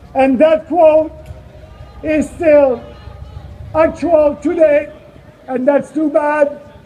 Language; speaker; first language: English; non-native, fluent; French